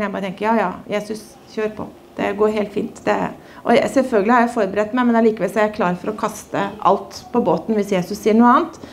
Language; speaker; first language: Norwegian; native; Norwegian